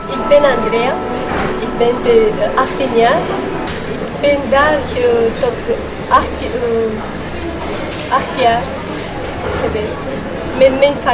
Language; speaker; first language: Dutch; non-native, learner; Romany